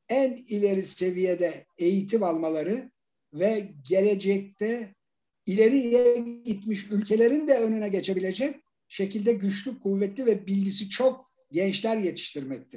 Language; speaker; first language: Turkish; native; Turkish